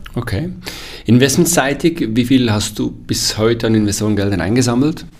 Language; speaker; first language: German; native; German